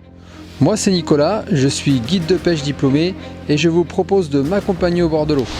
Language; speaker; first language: French; native; French